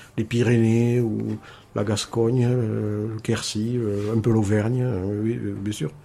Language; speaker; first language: French; native; French